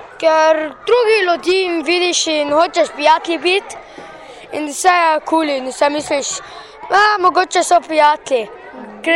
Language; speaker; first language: Slovenian; non-native, learner; German